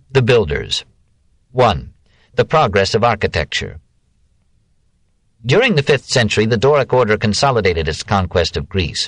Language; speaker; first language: English; native; English